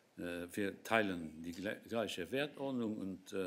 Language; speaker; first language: German; non-native, local second language; Luxembourgish